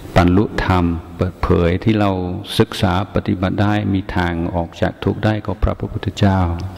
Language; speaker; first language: Thai; non-native, fluent; English